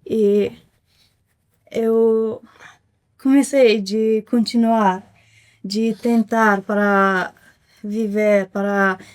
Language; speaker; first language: Portuguese; non-native, fluent; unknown